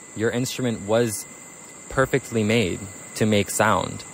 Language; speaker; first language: English; native; English